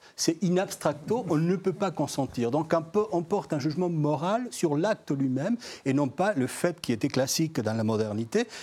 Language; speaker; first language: French; non-native, fluent; Spanish